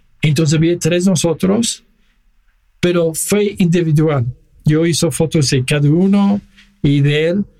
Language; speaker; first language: Spanish; non-native, fluent; English